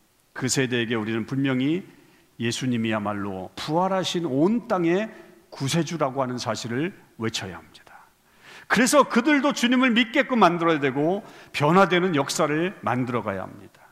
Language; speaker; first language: Korean; native; Korean